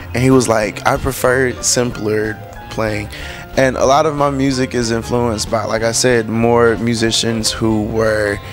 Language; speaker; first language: English; native; English